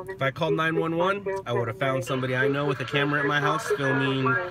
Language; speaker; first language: English; native; English